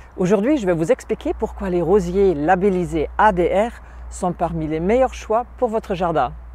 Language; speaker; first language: French; non-native, fluent; German